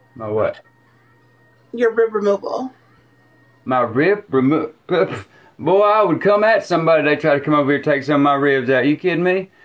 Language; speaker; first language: English; native; English